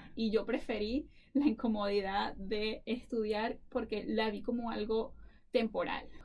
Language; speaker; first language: Spanish; native; Spanish